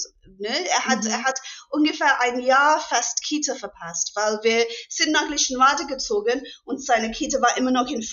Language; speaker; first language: German; non-native, fluent; English